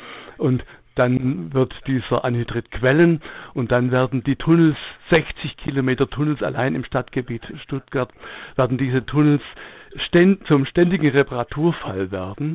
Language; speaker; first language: German; native; German